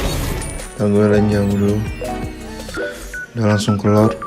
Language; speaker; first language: Indonesian; native; Indonesian